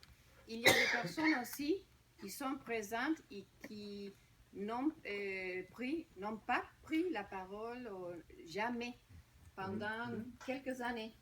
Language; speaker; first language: French; non-native, fluent; Spanish